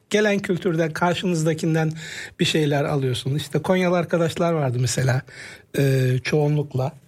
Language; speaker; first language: Turkish; native; Turkish